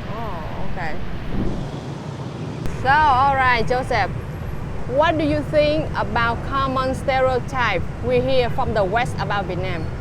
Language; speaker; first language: English; non-native, fluent; Vietnamese